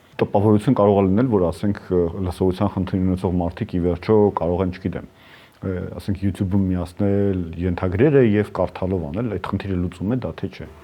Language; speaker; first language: Armenian; native; Armenian